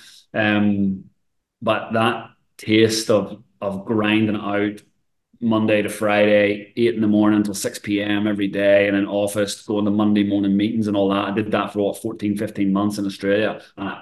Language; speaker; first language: English; native; English